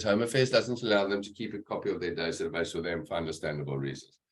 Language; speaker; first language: English; native; English